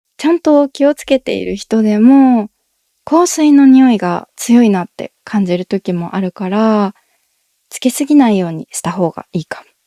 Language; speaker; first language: Japanese; native; Japanese